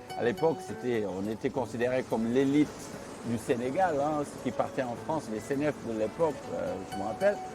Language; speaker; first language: French; non-native, local second language; Wolof